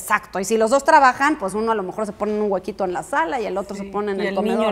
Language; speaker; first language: Spanish; native; Spanish